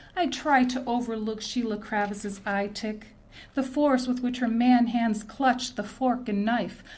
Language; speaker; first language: English; native; English